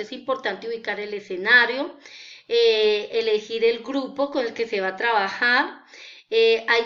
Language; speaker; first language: Spanish; native; Spanish